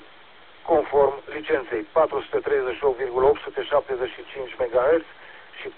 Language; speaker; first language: Romanian; native; Romanian